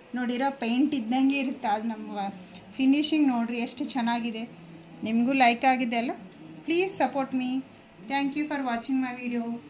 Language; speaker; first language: Kannada; native; Kannada